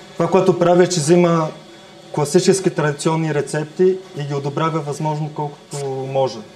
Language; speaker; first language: Bulgarian; non-native, fluent; Greek